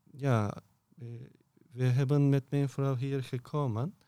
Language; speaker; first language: Dutch; non-native, learner; Turkish